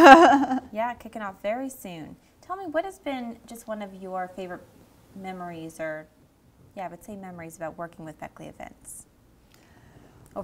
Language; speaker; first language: English; native; English